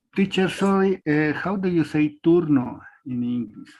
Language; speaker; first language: English; non-native, learner; Spanish